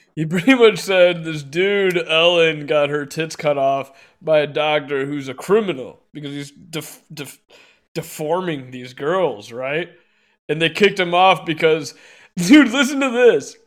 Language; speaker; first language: English; native; English